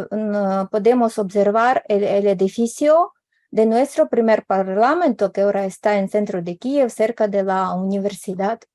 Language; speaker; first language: Spanish; non-native, fluent; Ukrainian